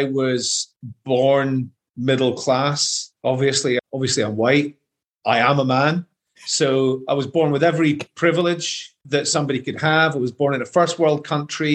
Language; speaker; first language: English; native; English